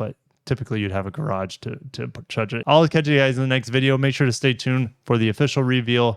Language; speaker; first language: English; native; English